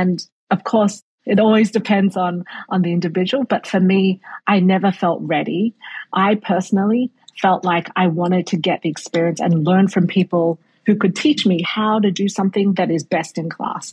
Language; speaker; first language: English; native; English